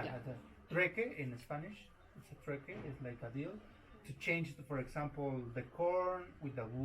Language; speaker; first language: English; non-native, learner; Spanish